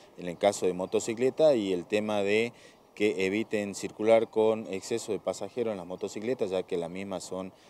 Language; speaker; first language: Spanish; native; Spanish